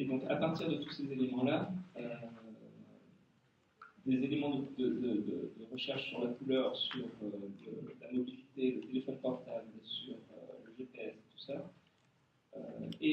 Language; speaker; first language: French; native; French